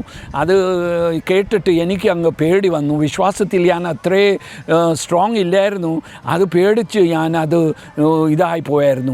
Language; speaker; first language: Malayalam; early bilingual, heritage; Malayalam